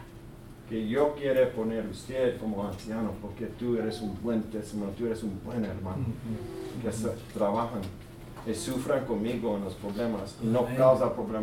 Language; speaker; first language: Spanish; early bilingual, heritage; English